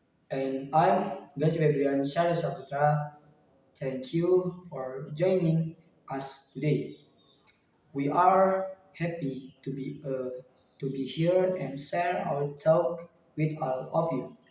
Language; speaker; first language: English; non-native, learner; Indonesian